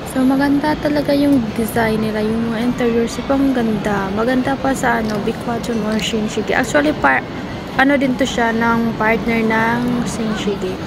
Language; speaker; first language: Filipino; native; Filipino